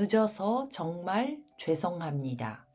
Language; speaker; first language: Korean; early bilingual, heritage; Japanese